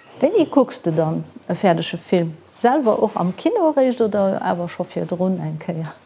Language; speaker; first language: Luxembourgish; native; Luxembourgish